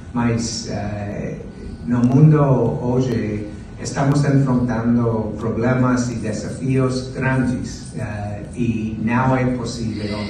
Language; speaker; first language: Portuguese; non-native, fluent; English